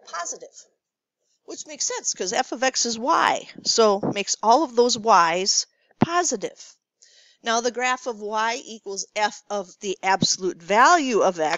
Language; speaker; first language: English; native; English